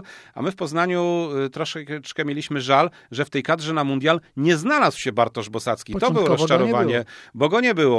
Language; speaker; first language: Polish; native; Polish